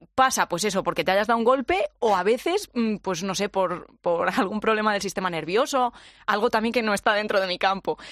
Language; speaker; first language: Spanish; native; Spanish